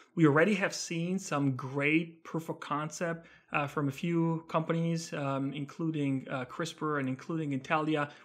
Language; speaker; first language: English; non-native, fluent; Italian